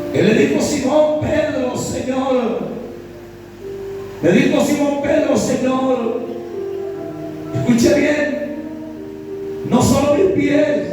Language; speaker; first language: Spanish; native; Spanish